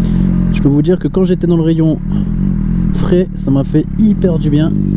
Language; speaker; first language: French; native; French